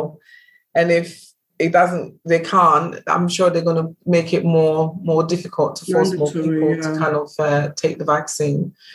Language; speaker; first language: English; native; English